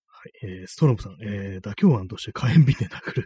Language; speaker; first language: Japanese; native; Japanese